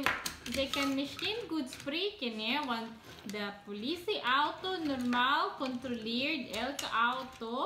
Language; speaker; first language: Dutch; non-native, learner; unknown